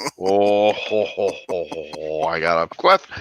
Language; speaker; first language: English; native; English